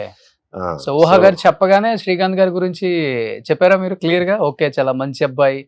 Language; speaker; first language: Telugu; native; Telugu